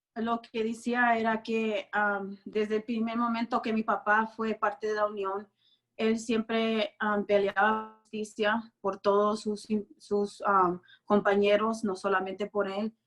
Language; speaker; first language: Spanish; early bilingual, other home language; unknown